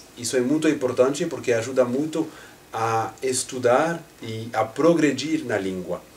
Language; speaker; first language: Portuguese; non-native, fluent; French